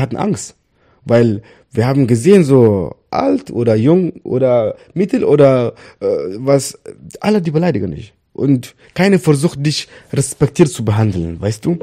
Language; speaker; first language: German; non-native, learner; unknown